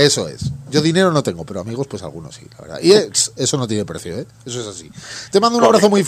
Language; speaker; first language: Spanish; native; Spanish